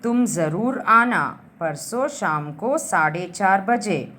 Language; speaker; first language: Hindi; non-native, local second language; Malayalam